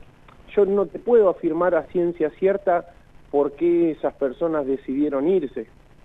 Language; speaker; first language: Spanish; native; Spanish